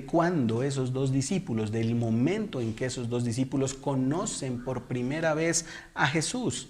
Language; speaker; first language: Spanish; native; Spanish